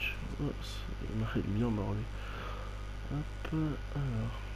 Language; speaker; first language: French; native; French